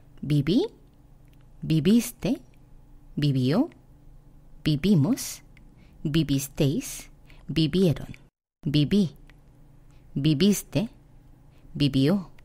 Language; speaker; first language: Spanish; non-native, fluent; Korean